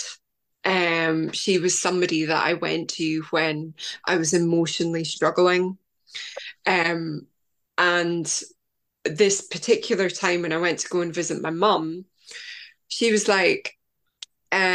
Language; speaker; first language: English; native; English